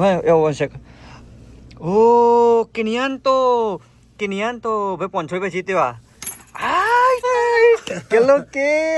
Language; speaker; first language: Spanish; non-native, learner; Gujarati